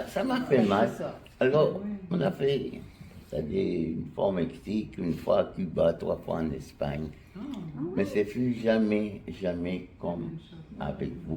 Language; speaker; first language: French; non-native, fluent; Spanish